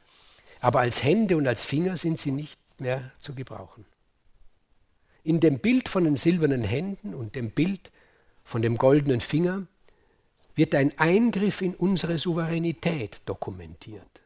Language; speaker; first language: German; native; German